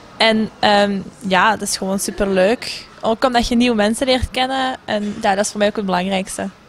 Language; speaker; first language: Dutch; native; Dutch